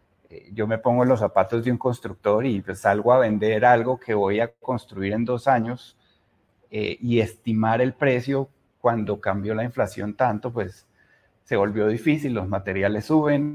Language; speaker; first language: Spanish; native; Spanish